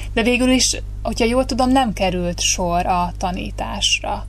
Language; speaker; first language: Hungarian; native; Hungarian